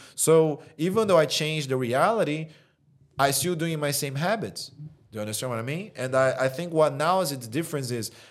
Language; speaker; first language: English; non-native, fluent; Portuguese